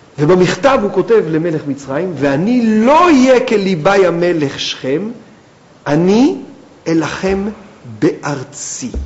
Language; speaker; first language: Hebrew; native; Hebrew